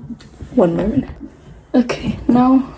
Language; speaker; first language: English; non-native, learner; Indonesian